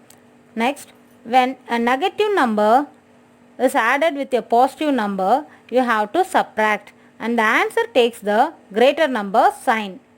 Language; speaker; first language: English; non-native, local second language; Tamil